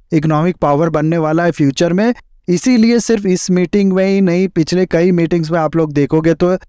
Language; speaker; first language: Hindi; native; Hindi